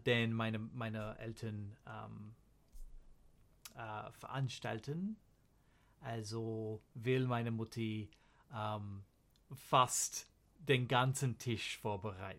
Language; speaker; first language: German; non-native, learner; English